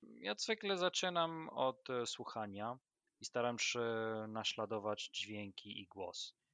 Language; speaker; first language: Polish; non-native, learner; Arabic